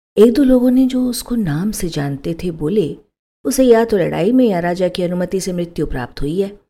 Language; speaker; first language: Hindi; native; Hindi